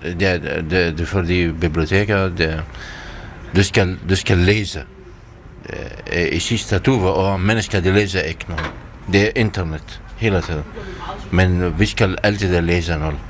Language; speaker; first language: Danish; non-native, learner; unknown